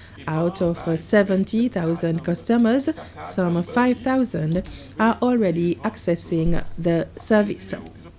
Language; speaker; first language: English; non-native, local second language; Seselwa Creole French